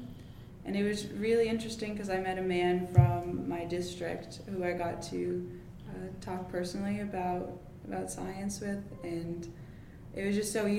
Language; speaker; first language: English; native; English